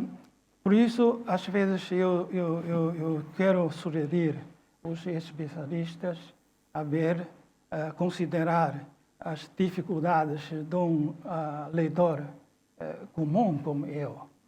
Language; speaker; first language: Portuguese; non-native, fluent; Chinese